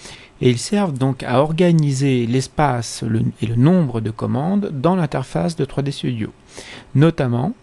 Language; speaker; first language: French; native; French